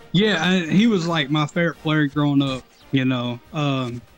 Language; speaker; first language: English; native; English